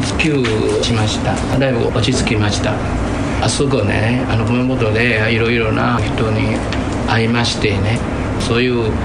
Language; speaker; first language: Japanese; non-native, fluent; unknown